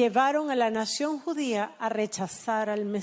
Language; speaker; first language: Spanish; native; Spanish